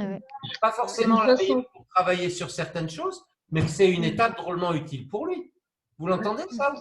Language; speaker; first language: French; native; French